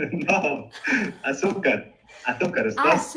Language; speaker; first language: Spanish; non-native, fluent; Arabic